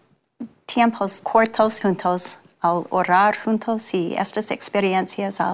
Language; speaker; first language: Spanish; non-native, fluent; English